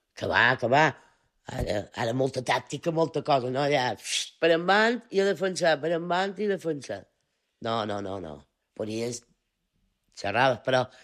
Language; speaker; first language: Catalan; native; Catalan